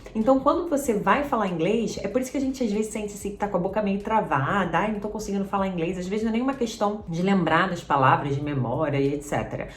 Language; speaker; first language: Portuguese; native; Portuguese